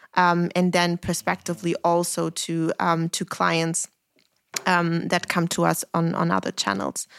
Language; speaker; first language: English; non-native, fluent; German